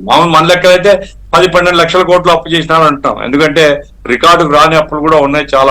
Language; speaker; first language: Telugu; native; Telugu